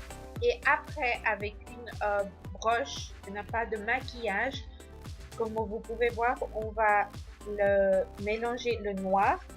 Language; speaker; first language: French; non-native, learner; Spanish